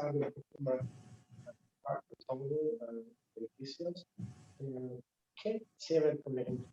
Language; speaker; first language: Spanish; non-native, learner; English